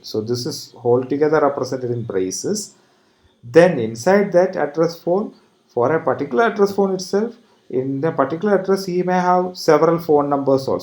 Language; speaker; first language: English; non-native, local second language; Malayalam